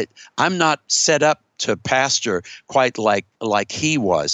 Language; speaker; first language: English; native; English